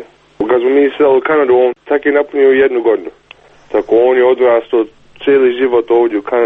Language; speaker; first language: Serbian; early bilingual, heritage; Bosnian